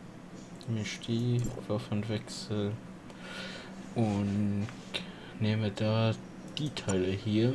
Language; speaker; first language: German; non-native, local second language; Luxembourgish